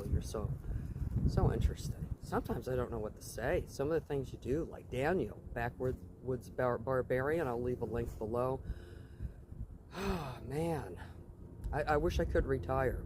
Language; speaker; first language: English; native; English